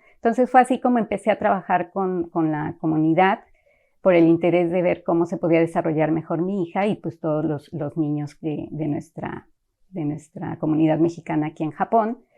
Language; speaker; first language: Spanish; native; Spanish